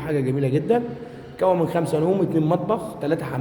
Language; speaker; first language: Arabic; native; Arabic